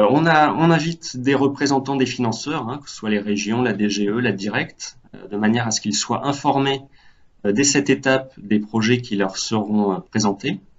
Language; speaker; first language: French; native; French